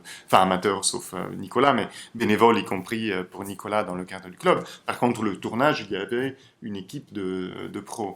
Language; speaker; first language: French; native; French